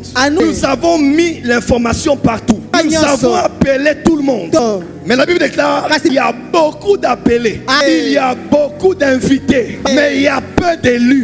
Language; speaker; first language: French; non-native, local second language; Lingala